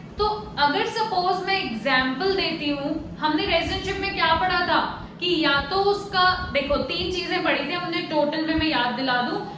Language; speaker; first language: Hindi; native; Hindi